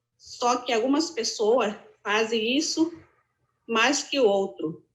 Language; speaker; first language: Portuguese; non-native, local second language; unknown